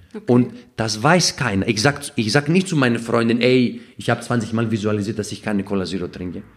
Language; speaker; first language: German; non-native, fluent; Greek